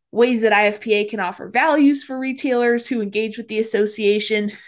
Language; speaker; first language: English; native; English